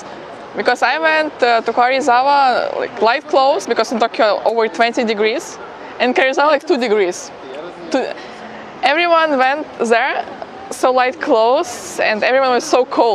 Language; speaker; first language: English; non-native, fluent; Ukrainian